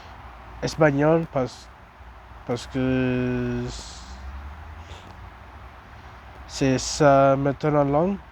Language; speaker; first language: French; non-native, learner; English